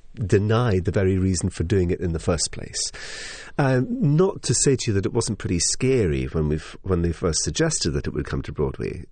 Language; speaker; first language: English; native; English